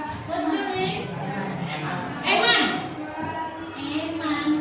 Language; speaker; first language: English; non-native, local second language; Indonesian